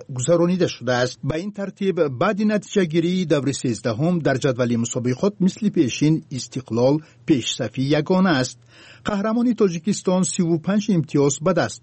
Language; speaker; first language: Tajik; native; Tajik